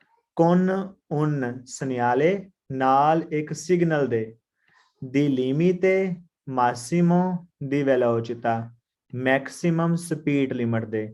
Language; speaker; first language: Italian; non-native, learner; Punjabi